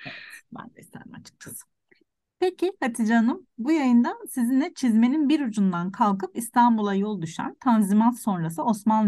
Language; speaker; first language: Turkish; native; Turkish